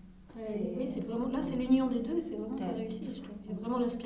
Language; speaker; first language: French; native; French